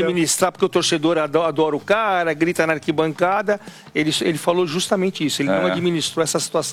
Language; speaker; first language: Portuguese; native; Portuguese